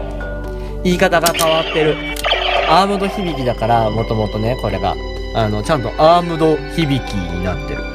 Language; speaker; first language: Japanese; native; Japanese